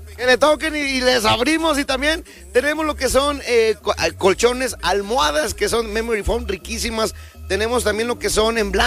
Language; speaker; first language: Spanish; native; Spanish